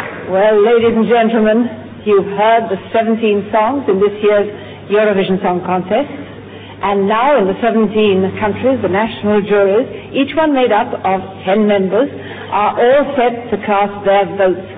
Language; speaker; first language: English; native; English